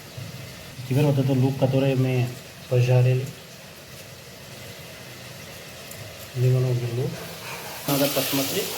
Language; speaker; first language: Russian; non-native, learner; Hindi